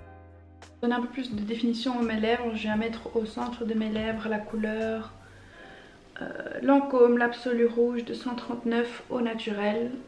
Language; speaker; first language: French; native; French